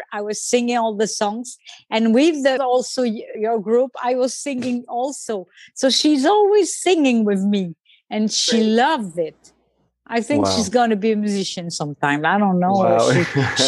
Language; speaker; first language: English; non-native, learner; French